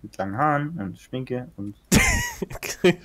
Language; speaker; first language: German; native; German